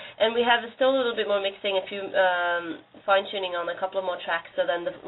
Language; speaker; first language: English; non-native, fluent; Norwegian